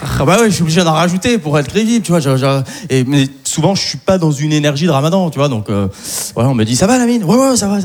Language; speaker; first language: French; early bilingual, other home language; Arabic